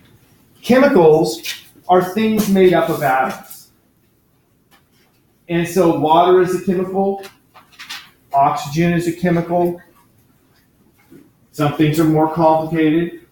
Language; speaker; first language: English; native; English